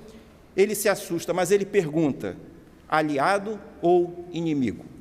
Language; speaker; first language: Portuguese; native; Portuguese